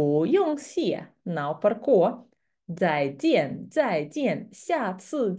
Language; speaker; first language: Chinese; non-native, fluent; Latvian